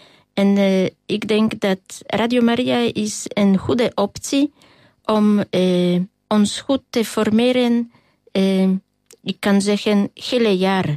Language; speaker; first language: Dutch; non-native, learner; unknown